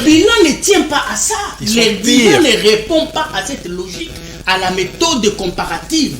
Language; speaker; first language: French; non-native, local second language; Lingala